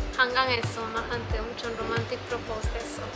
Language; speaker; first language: Spanish; native; Spanish